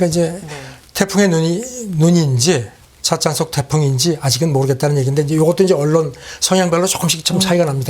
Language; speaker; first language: Korean; native; Korean